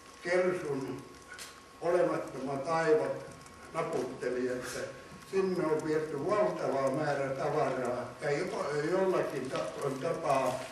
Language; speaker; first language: Finnish; native; Finnish